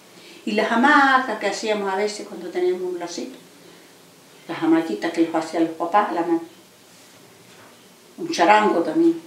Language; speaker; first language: Spanish; native; Spanish